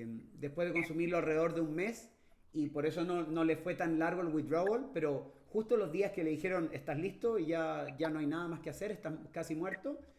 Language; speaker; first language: Spanish; native; Spanish